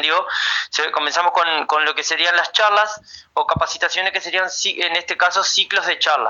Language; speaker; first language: Spanish; native; Spanish